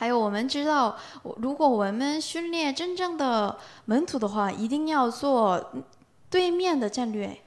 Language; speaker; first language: Chinese; non-native, learner; Korean